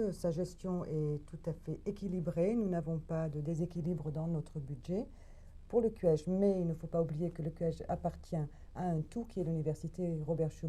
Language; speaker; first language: French; native; French